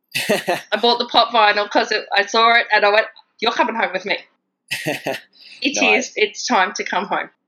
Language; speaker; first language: English; native; English